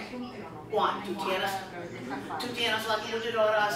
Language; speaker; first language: Spanish; non-native, fluent; English